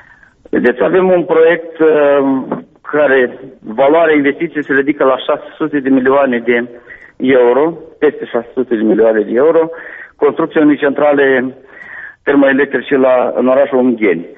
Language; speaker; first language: Romanian; native; Romanian